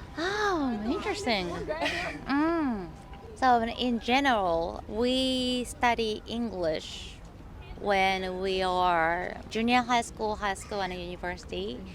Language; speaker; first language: English; non-native, learner; Japanese